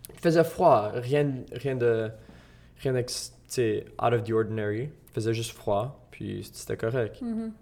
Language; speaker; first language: French; native; French